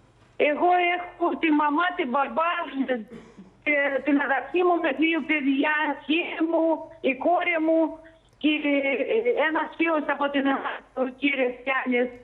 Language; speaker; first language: Greek; non-native, fluent; Russian